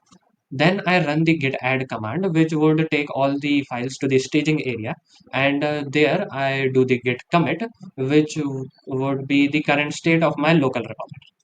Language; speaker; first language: English; non-native, local second language; Hindi